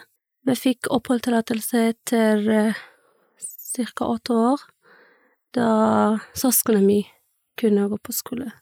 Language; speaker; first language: Norwegian; early bilingual, other home language; Persian